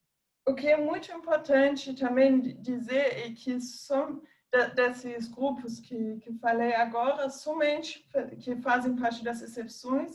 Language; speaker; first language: Portuguese; non-native, fluent; German